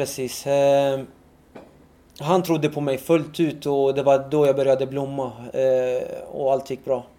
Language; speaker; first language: Swedish; early bilingual, other home language; Arabic